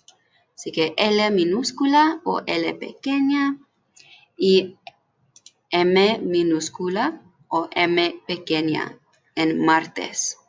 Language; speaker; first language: Spanish; non-native, fluent; English